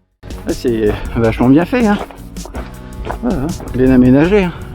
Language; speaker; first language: French; native; French